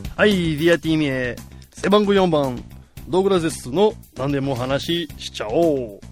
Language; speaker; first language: Japanese; non-native, fluent; Portuguese